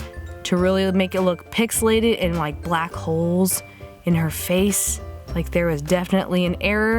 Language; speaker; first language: English; native; English